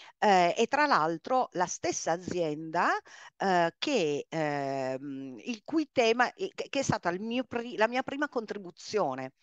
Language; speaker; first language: Italian; native; Italian